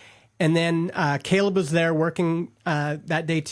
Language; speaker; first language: English; native; English